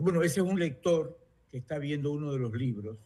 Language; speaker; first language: Spanish; native; Spanish